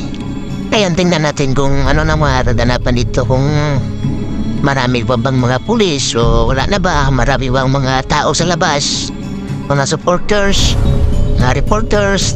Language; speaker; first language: Filipino; non-native, local second language; Cebuano